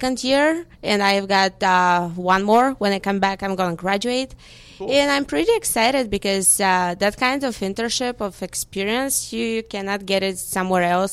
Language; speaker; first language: English; non-native, fluent; Bulgarian